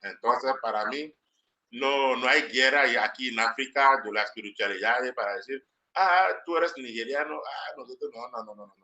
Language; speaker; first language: Spanish; non-native, learner; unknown